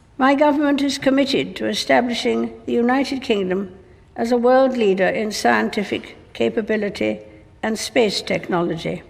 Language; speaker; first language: English; native; English